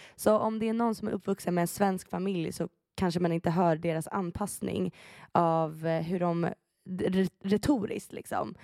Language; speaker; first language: Swedish; early bilingual, other home language; Persian